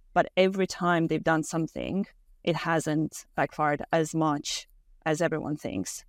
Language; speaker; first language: English; non-native, fluent; Romanian